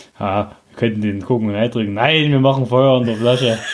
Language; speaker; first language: German; native; German